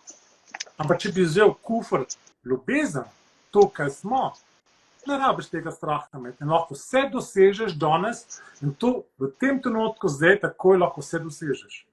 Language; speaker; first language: Slovenian; early bilingual, heritage; Slovenian